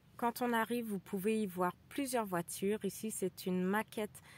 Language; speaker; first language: French; native; French